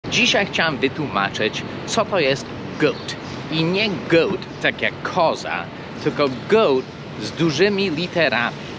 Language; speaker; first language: Polish; non-native, fluent; English